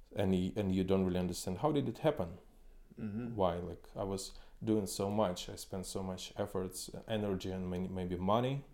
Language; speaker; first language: English; non-native, fluent; Ukrainian